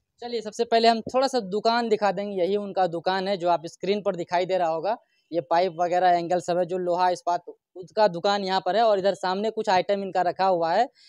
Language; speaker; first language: Hindi; native; Hindi